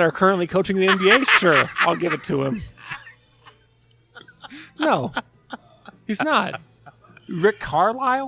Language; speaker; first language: English; native; English